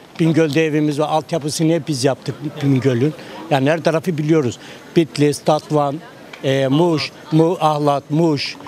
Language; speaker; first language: Turkish; native; Turkish